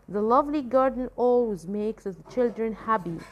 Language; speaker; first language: English; non-native, fluent; Arabic